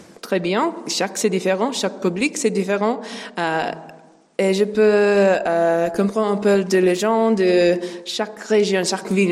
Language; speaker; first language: French; non-native, learner; English